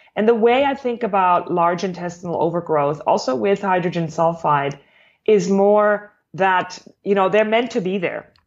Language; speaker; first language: English; non-native, fluent; German